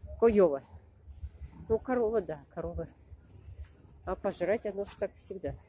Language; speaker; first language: Russian; native; Russian